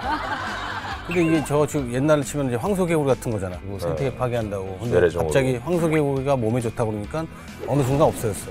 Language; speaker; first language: Korean; native; Korean